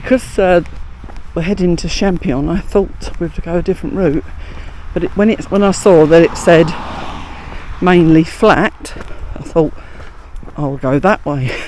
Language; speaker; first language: English; native; English